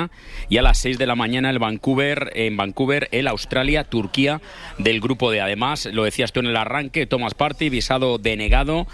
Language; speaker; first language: Spanish; native; Spanish